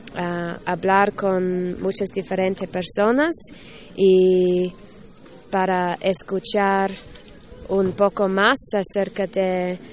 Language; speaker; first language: Spanish; non-native, learner; English